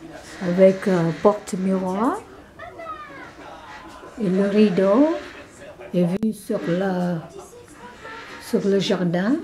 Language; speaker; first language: French; non-native, fluent; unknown